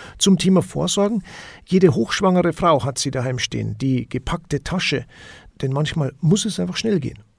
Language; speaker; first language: German; native; German